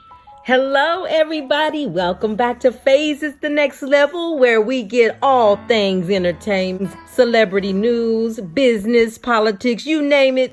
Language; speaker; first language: English; native; English